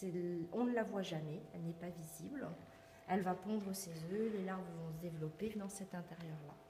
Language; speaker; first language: French; native; French